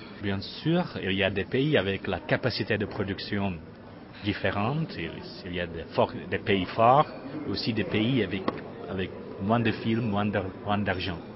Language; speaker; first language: French; non-native, fluent; Czech